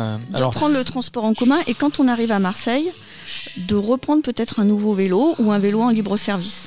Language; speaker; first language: French; native; French